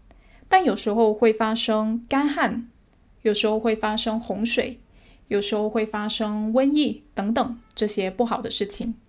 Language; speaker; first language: Chinese; native; Chinese